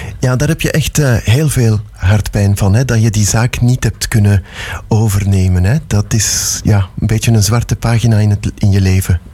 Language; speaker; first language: Dutch; native; Dutch